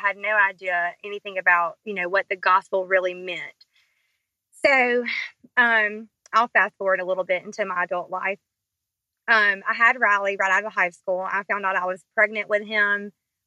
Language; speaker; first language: English; native; English